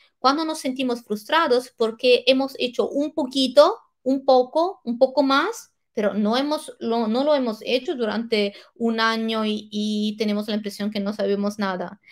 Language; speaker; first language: Spanish; non-native, fluent; Italian